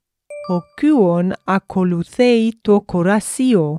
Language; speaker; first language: Greek; non-native, fluent; English